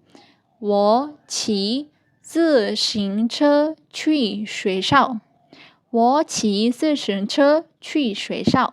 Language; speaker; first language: Chinese; non-native, fluent; Burmese